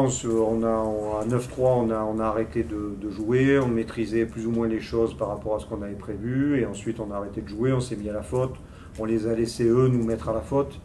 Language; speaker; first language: French; native; French